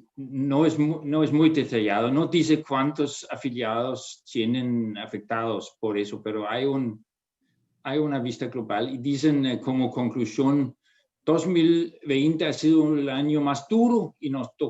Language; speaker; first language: Spanish; non-native, fluent; Danish